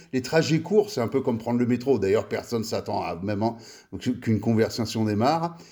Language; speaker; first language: French; early bilingual, other home language; Italian